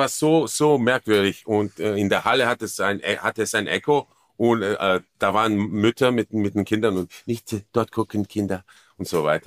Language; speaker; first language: German; non-native, fluent; Croatian